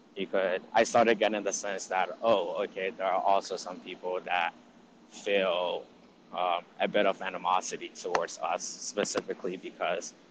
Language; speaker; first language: English; early bilingual, other home language; Akan